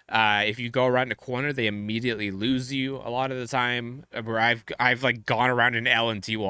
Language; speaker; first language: English; native; English